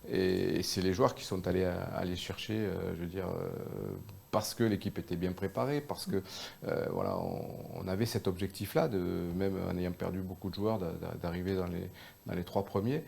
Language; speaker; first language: French; native; French